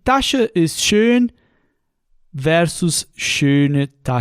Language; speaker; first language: German; non-native, fluent; Portuguese